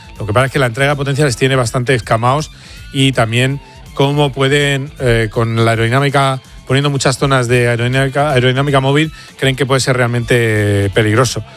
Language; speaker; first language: Spanish; native; Spanish